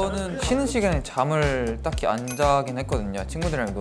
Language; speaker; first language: Korean; native; Korean